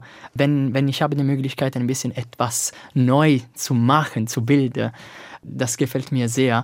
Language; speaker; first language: German; non-native, learner; Italian